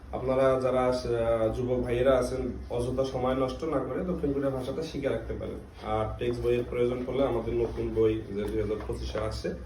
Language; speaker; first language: Bangla; native; Bangla